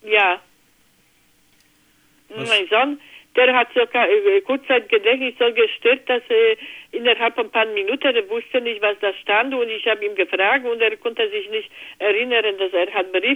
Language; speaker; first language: German; non-native, learner; Polish